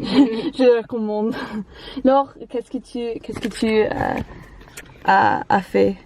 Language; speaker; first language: French; non-native, learner; English